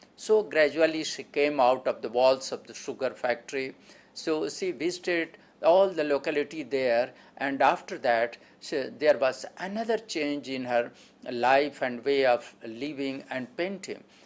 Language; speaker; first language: English; non-native, local second language; Hindi